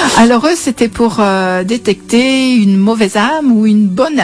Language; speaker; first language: French; native; French